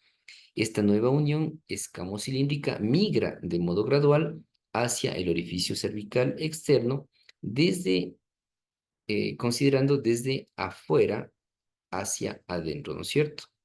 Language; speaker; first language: Spanish; native; Spanish